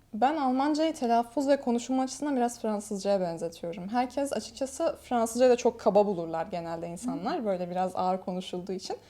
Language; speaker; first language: Turkish; native; Turkish